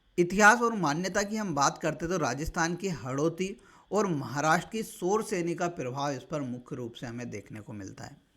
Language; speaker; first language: Hindi; native; Hindi